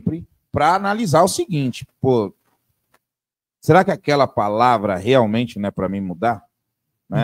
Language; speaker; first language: Portuguese; native; Portuguese